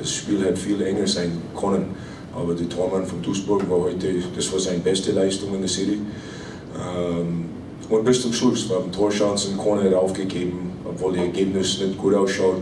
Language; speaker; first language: German; non-native, fluent; English